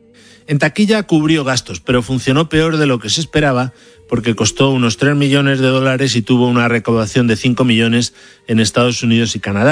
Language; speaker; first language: Spanish; native; Spanish